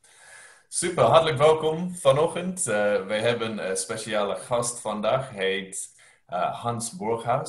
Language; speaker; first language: Dutch; non-native, learner; English